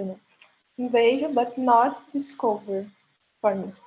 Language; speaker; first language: English; non-native, learner; Portuguese